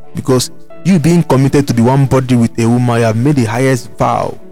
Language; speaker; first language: English; non-native, local second language; Igbo